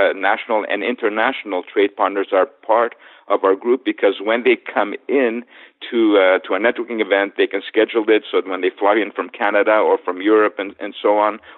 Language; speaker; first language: English; native; English